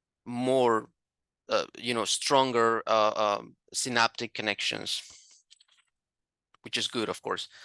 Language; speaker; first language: English; non-native, fluent; Spanish